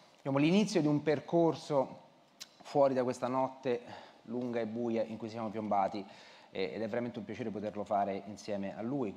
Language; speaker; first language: Italian; native; Italian